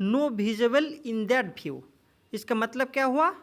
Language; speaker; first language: Hindi; non-native, local second language; Bangla